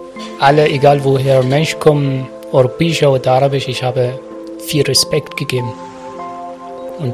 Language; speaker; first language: German; non-native, learner; Arabic